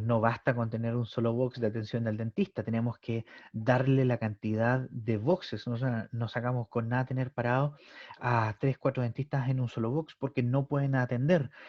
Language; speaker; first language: Spanish; native; Spanish